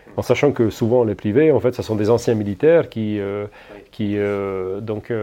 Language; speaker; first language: French; non-native, fluent; Hungarian